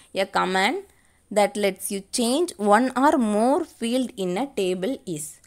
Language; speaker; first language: English; non-native, local second language; Tamil